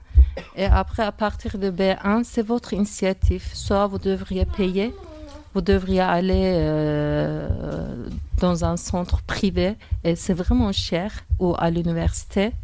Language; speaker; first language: French; non-native, fluent; Turkish